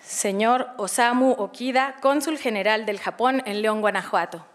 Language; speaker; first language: Spanish; native; Spanish